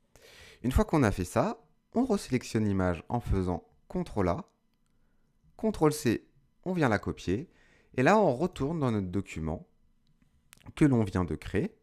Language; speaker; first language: French; native; French